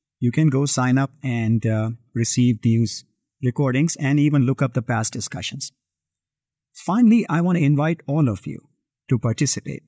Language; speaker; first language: English; non-native, local second language; Hindi